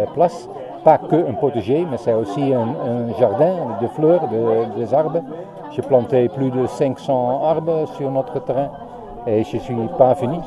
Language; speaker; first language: French; non-native, learner; Dutch